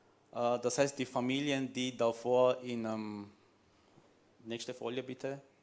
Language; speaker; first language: German; non-native, fluent; Armenian